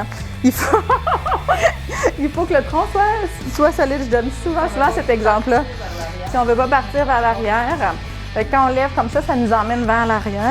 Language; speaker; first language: French; native; French